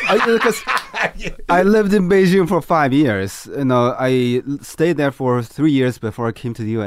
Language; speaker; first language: English; non-native, fluent; Chinese